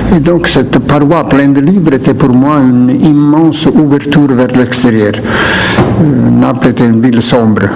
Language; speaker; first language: French; non-native, fluent; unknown